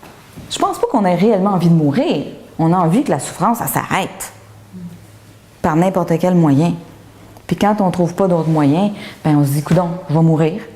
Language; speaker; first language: French; native; French